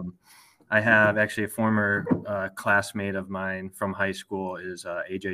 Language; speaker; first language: English; native; English